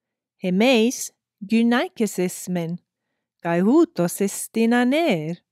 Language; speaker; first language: Greek; non-native, fluent; English